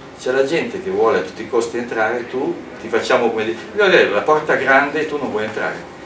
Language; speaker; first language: Italian; native; Italian